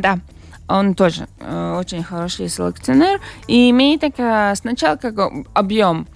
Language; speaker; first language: Russian; non-native, local second language; Latvian